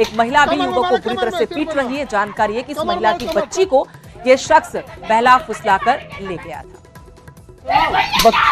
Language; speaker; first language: Hindi; native; Hindi